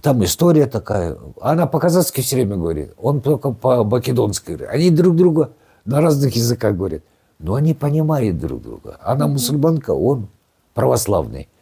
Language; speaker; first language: Russian; non-native, local second language; Kazakh